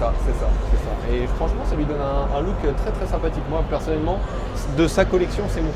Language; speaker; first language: French; native; French